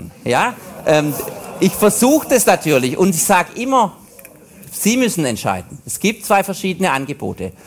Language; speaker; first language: German; native; German